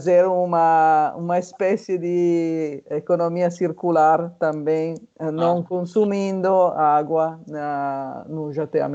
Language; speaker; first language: Portuguese; non-native, fluent; Italian